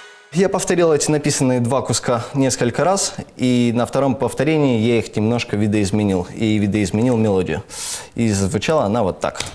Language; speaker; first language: Russian; native; Russian